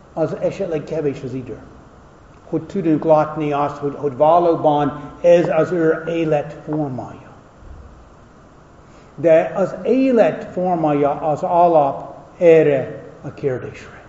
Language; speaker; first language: Hungarian; non-native, fluent; English